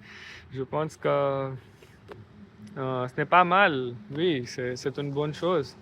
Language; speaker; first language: French; non-native, learner; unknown